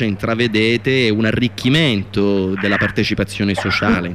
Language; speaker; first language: Italian; native; Italian